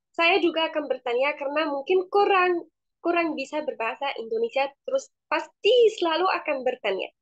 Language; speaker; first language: Indonesian; non-native, fluent; Arabic